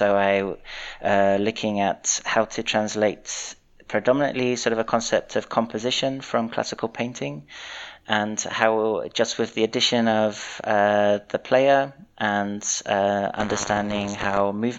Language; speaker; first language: English; native; English